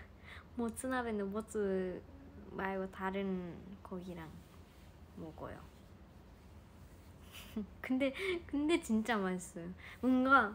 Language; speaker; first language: Korean; non-native, fluent; Japanese